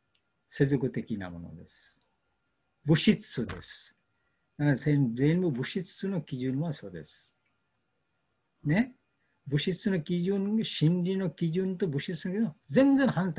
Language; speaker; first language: Japanese; non-native, learner; Bangla